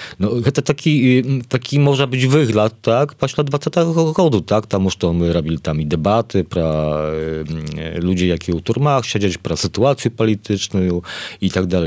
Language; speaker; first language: Polish; non-native, learner; Belarusian